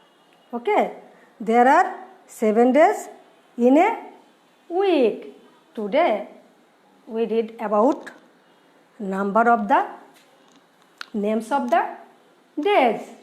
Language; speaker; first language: English; non-native, learner; Bangla